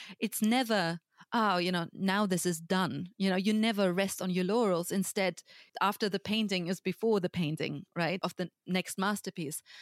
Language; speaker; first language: English; non-native, fluent; German